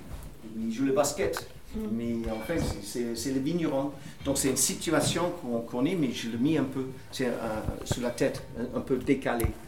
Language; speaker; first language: French; non-native, fluent; English